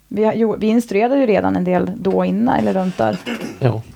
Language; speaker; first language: Swedish; native; Swedish